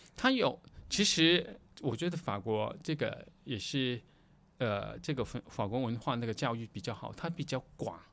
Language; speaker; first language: Chinese; non-native, local second language; Cantonese